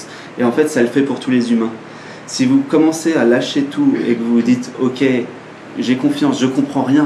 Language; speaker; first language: French; native; French